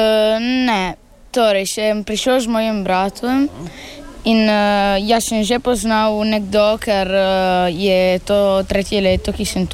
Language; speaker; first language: Slovenian; early bilingual, heritage; Italian